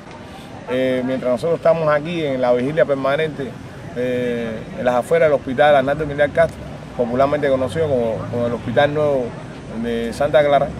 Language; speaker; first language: Spanish; native; Spanish